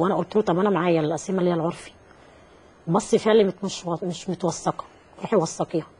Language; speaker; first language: Arabic; native; Arabic